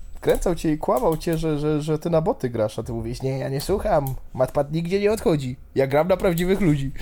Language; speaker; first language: Polish; native; Polish